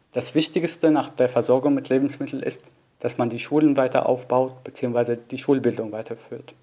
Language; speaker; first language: German; non-native, fluent; Arabic